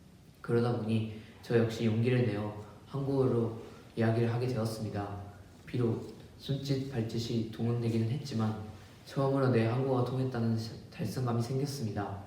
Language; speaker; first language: Korean; early bilingual, other home language; Japanese